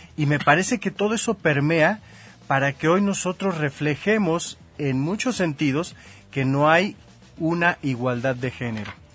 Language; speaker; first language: Spanish; native; Spanish